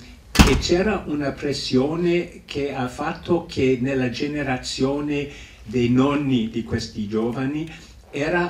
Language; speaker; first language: Italian; non-native, fluent; English